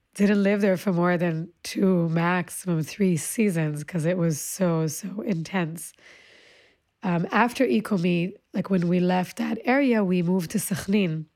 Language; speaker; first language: English; early bilingual, other home language; Hebrew